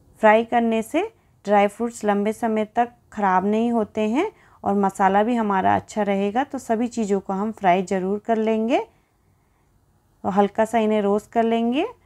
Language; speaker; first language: Hindi; native; Hindi